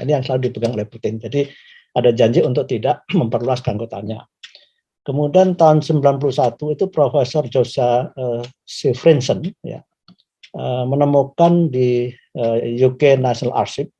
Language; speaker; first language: Indonesian; native; Indonesian